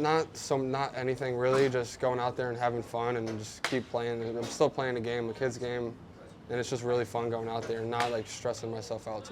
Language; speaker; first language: English; native; English